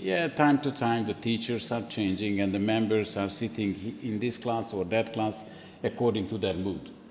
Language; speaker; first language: English; non-native, fluent; Hungarian